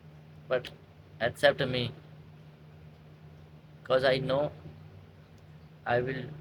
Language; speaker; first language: English; non-native, learner; Hindi